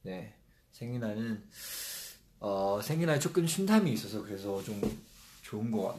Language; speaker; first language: Korean; non-native, fluent; Chinese